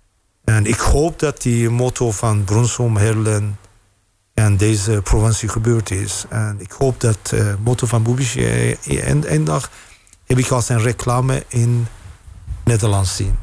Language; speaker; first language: Dutch; non-native, fluent; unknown